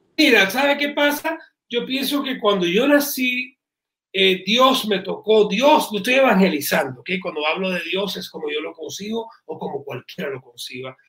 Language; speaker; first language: Spanish; native; Spanish